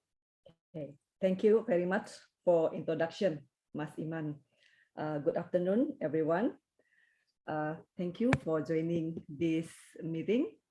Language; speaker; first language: English; non-native, fluent; Indonesian